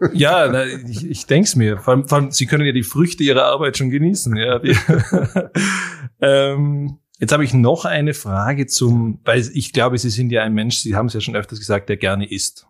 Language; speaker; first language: German; native; German